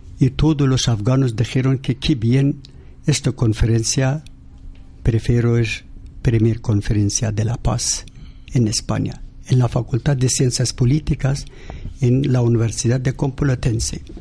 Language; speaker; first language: Spanish; non-native, learner; Persian